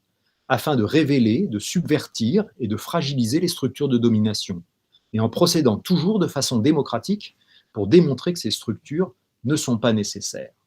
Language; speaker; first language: French; native; French